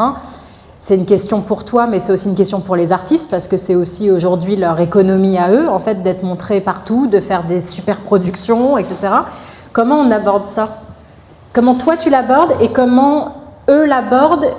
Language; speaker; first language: French; native; French